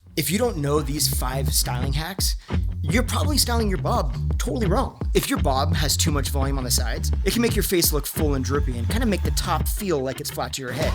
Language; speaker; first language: English; native; English